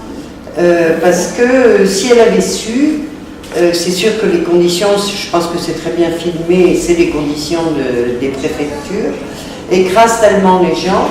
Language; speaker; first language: French; native; French